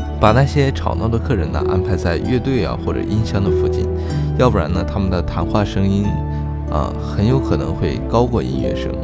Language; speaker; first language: Chinese; native; Chinese